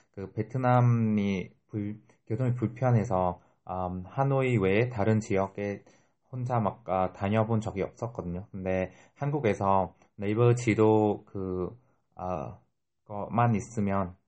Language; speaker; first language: Korean; non-native, fluent; Vietnamese